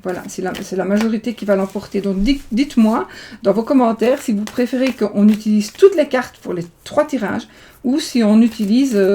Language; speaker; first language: French; native; French